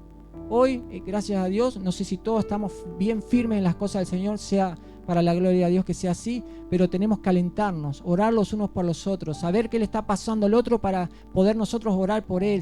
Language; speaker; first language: Spanish; native; Spanish